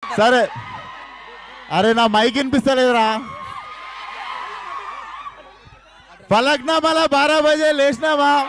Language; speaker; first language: Telugu; native; Telugu